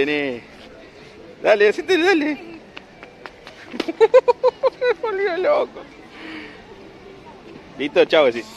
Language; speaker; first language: Spanish; native; Spanish